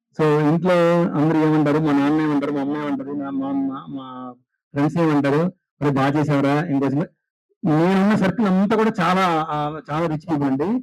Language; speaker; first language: Telugu; native; Telugu